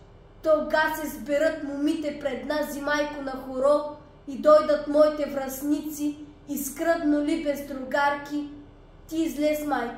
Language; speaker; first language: Bulgarian; native; Bulgarian